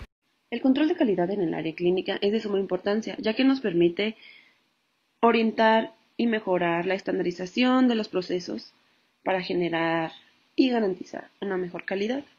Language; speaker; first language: Spanish; native; Spanish